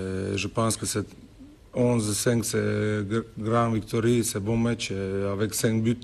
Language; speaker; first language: French; non-native, learner; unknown